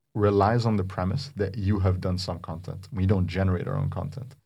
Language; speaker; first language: English; non-native, fluent; Arabic